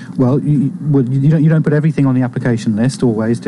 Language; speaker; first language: English; native; English